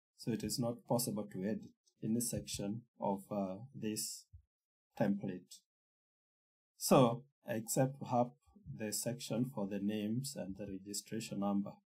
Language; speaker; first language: English; non-native, local second language; Kikuyu